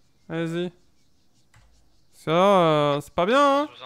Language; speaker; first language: French; native; French